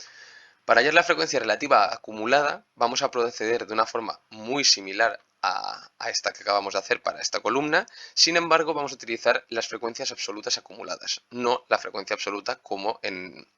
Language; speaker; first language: Spanish; native; Spanish